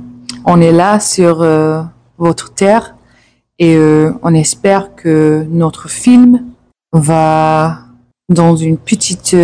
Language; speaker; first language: French; non-native, learner; English